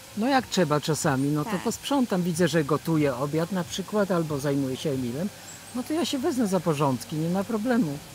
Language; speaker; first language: Polish; native; Polish